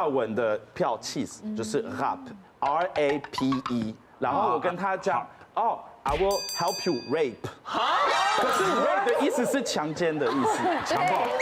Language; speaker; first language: Chinese; non-native, fluent; French